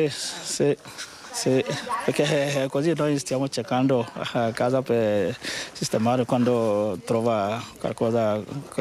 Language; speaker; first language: Italian; non-native, learner; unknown